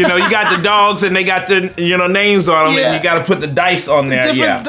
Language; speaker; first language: English; native; English